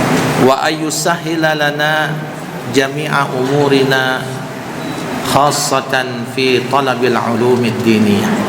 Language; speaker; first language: Arabic; non-native, fluent; Indonesian